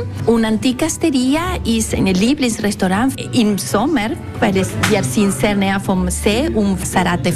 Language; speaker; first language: German; non-native, fluent; Italian